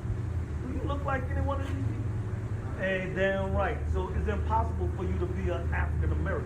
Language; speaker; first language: English; native; English